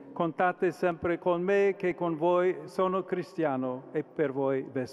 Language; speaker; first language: Italian; non-native, fluent; English